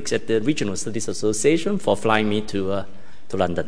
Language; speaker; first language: English; non-native, local second language; Cantonese